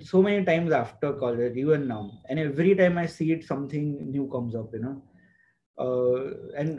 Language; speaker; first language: English; non-native, local second language; Gujarati